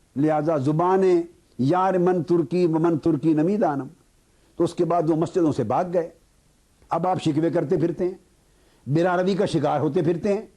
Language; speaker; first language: Urdu; native; Urdu